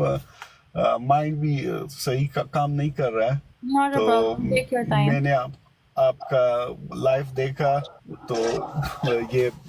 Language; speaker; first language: Hindi; non-native, local second language; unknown